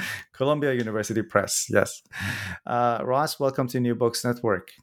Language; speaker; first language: English; non-native, fluent; Persian